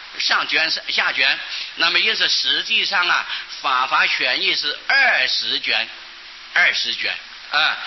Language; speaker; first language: Chinese; non-native, local second language; Hakka Chinese